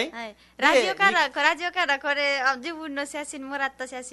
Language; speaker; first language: Japanese; non-native, learner; Nepali